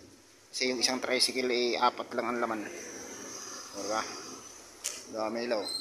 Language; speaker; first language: Filipino; native; Filipino